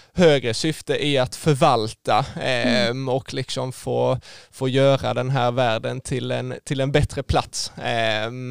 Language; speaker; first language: Swedish; native; Swedish